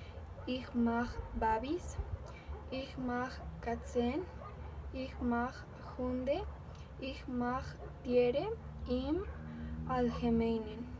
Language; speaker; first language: German; non-native, learner; Spanish